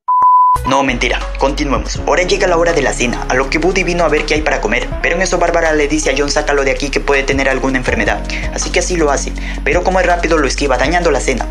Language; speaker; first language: Spanish; native; Spanish